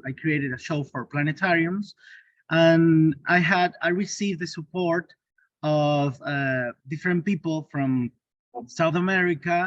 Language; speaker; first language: English; non-native, learner; Spanish